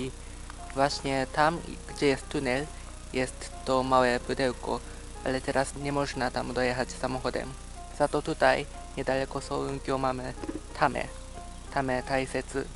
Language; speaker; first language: Polish; early bilingual, heritage; Polish